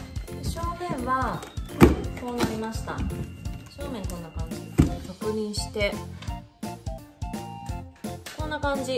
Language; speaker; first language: Japanese; native; Japanese